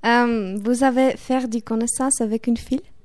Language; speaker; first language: French; non-native, local second language; German